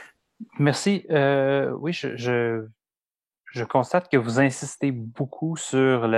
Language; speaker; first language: French; native; French